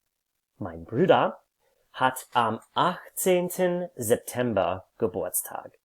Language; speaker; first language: German; non-native, fluent; English